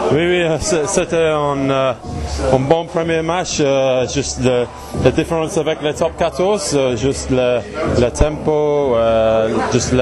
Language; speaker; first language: French; non-native, learner; English